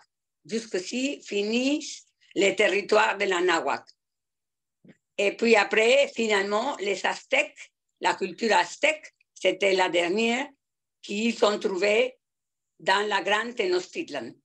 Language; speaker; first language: French; non-native, fluent; Spanish